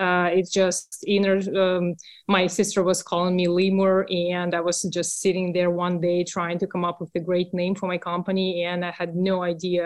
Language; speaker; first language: English; non-native, fluent; Russian